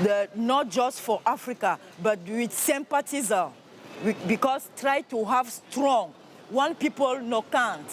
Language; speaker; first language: English; non-native, learner; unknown